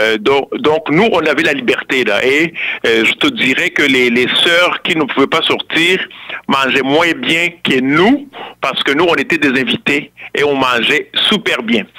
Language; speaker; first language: French; non-native, local second language; Kinyarwanda